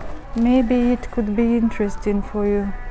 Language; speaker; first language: English; non-native, learner; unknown